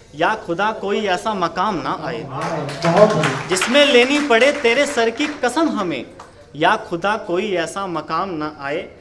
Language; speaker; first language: Hindi; native; Hindi